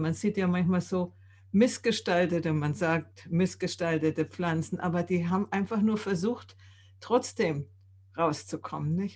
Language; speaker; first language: German; native; German